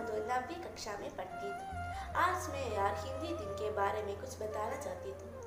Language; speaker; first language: Hindi; non-native, local second language; Malayalam